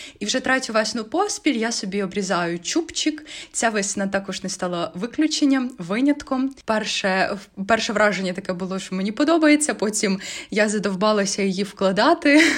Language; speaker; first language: Ukrainian; native; Ukrainian